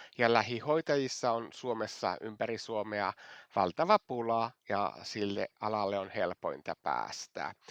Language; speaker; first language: Finnish; non-native, fluent; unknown